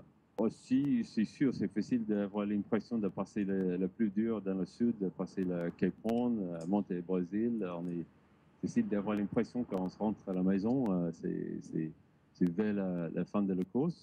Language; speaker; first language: French; non-native, learner; English